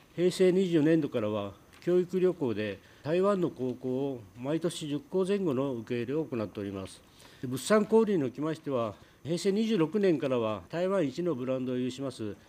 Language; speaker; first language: Japanese; native; Japanese